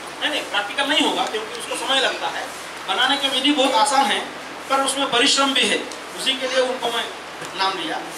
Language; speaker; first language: Hindi; non-native, local second language; Marathi